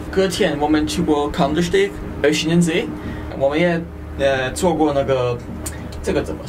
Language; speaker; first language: Chinese; non-native, fluent; German